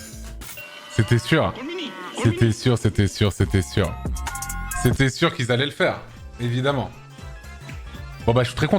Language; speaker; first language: French; native; French